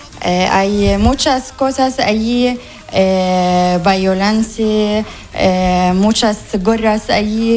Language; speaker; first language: Spanish; non-native, learner; Arabic